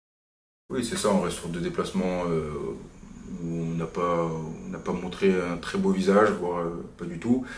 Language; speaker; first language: French; native; French